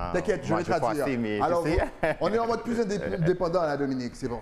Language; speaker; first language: French; native; French